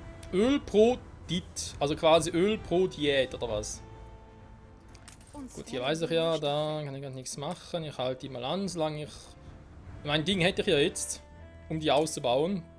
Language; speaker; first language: German; native; German